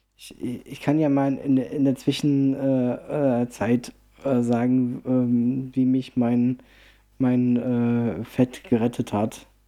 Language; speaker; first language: German; early bilingual, other home language; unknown